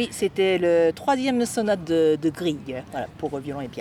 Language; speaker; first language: French; non-native, fluent; Japanese